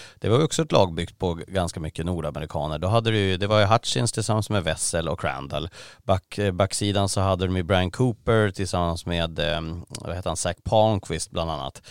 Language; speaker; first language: Swedish; native; Swedish